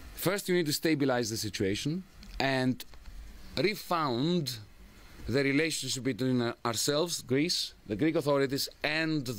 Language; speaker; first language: English; non-native, fluent; Greek